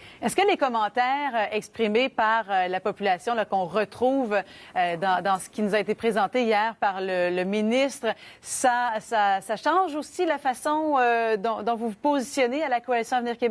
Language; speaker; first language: French; native; French